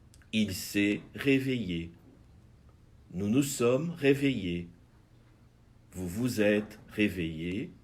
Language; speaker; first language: French; non-native, fluent; Portuguese